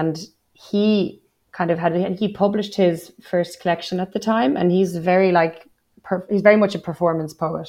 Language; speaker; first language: English; native; English